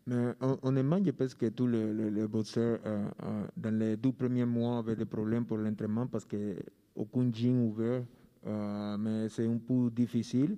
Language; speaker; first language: French; non-native, learner; Spanish